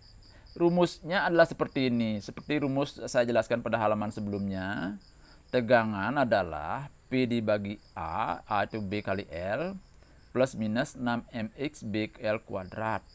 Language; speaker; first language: Indonesian; native; Indonesian